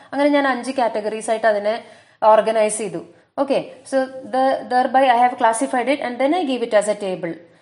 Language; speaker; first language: English; non-native, local second language; Malayalam